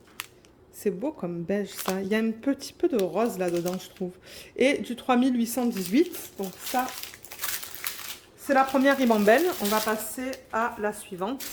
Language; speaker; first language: French; native; French